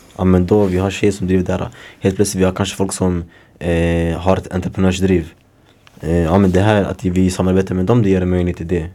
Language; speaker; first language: Swedish; early bilingual, other home language; Somali